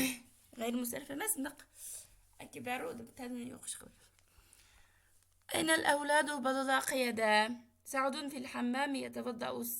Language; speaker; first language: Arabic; non-native, fluent; Uyghur